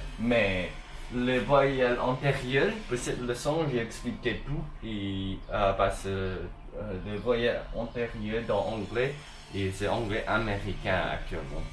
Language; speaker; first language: French; non-native, learner; Chinese